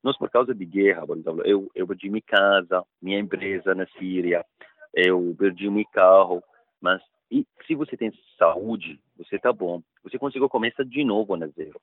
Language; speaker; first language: Portuguese; non-native, learner; Arabic